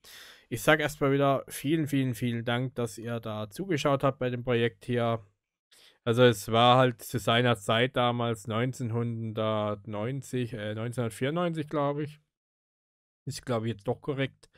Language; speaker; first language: German; native; German